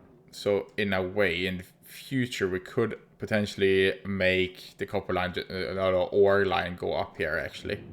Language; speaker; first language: English; non-native, fluent; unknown